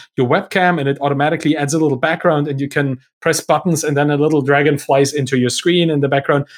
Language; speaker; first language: English; non-native, fluent; German